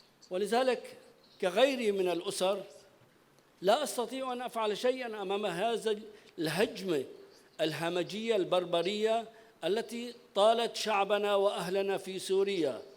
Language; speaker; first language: Arabic; native; Arabic